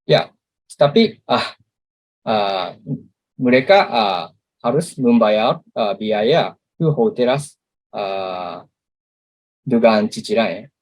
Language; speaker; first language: Indonesian; non-native, learner; Japanese